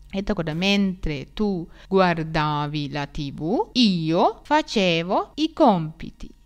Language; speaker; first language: Italian; non-native, fluent; Sinhala